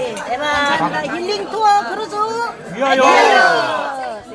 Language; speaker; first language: Korean; early bilingual, heritage; Korean